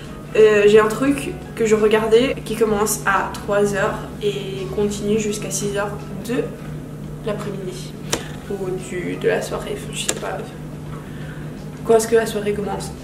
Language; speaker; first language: French; non-native, fluent; Finnish